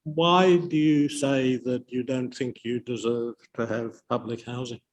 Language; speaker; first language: English; native; English